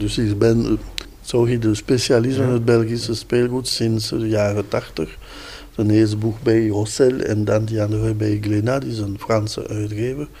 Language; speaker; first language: Dutch; non-native, local second language; French